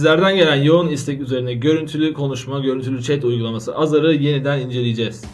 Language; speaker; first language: Turkish; native; Turkish